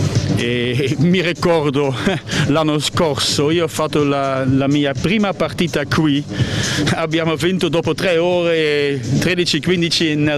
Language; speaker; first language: Italian; non-native, learner; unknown